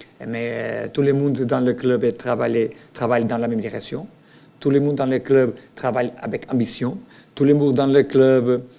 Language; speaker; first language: French; non-native, learner; Portuguese